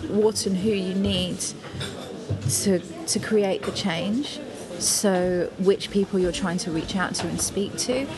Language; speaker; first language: English; native; English